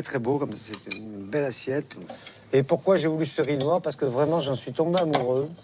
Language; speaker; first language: French; native; French